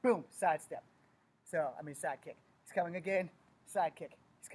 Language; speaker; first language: English; native; English